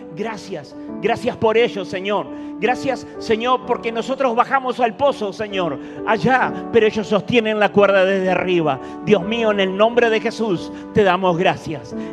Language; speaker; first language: Spanish; native; Spanish